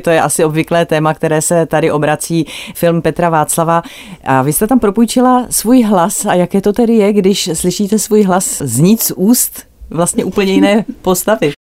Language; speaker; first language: Czech; native; Czech